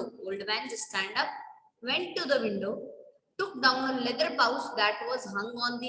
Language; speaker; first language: English; non-native, local second language; Hindi